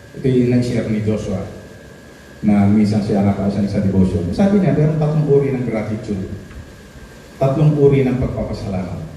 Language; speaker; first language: Filipino; native; Filipino